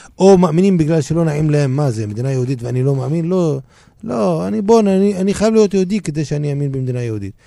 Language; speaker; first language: Hebrew; non-native, local second language; Arabic